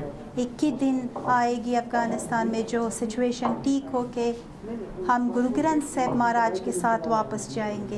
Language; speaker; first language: Hindi; non-native, fluent; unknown